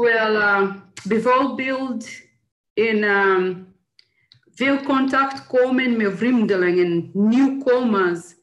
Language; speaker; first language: Dutch; non-native, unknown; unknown